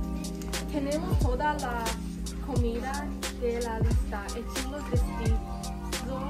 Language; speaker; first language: Spanish; non-native, learner; English